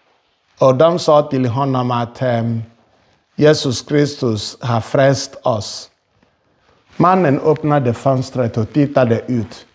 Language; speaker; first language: Swedish; non-native, fluent; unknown